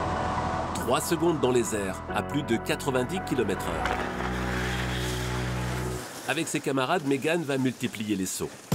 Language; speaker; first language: French; native; French